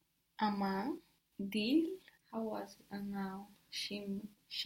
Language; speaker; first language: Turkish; non-native, learner; English